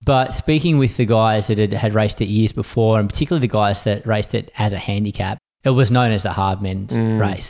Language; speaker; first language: English; native; English